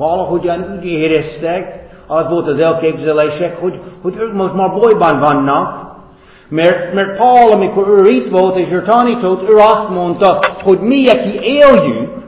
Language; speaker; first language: Hungarian; non-native, fluent; English